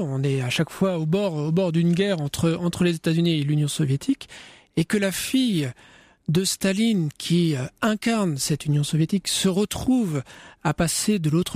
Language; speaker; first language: French; native; French